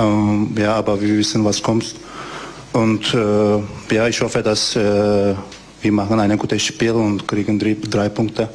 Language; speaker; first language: German; non-native, fluent; Turkish